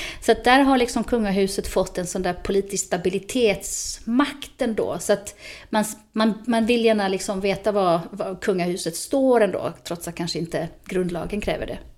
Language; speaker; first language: Swedish; native; Swedish